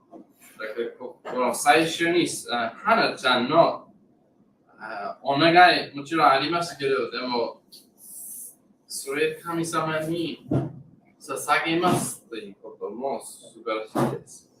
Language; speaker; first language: Japanese; non-native, learner; English